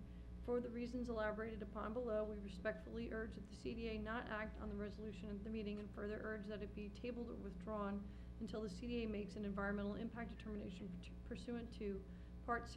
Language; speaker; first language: English; native; English